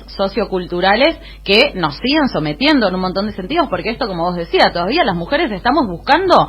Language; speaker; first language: Spanish; native; Spanish